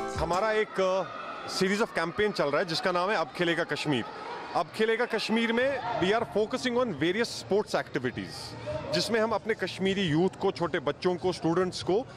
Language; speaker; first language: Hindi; non-native, local second language; Kashmiri